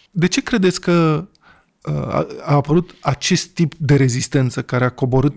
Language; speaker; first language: Romanian; native; Romanian